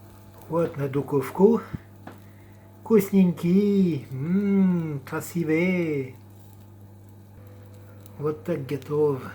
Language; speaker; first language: Russian; non-native, learner; French